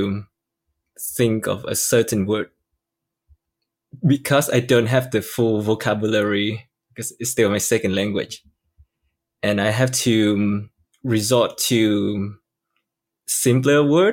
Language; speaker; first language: English; non-native, fluent; Vietnamese